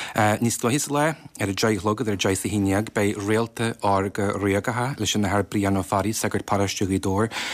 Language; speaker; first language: Irish; native; Irish